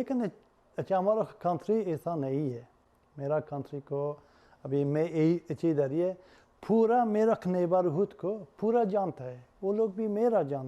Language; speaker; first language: Hindi; non-native, learner; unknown